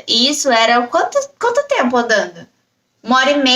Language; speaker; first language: Portuguese; native; Portuguese